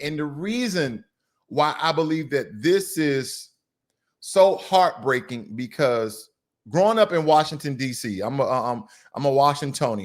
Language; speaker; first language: English; native; English